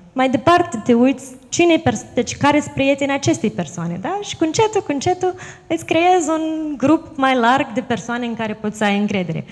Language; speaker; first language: Romanian; early bilingual, heritage; Romanian